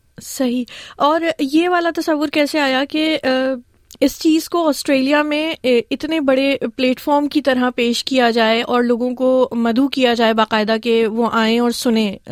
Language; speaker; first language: Urdu; native; Urdu